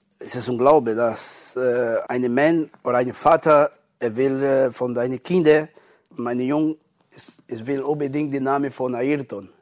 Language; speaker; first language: German; non-native, learner; Portuguese